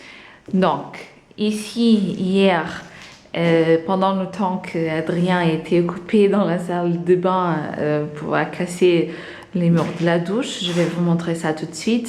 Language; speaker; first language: French; non-native, fluent; Portuguese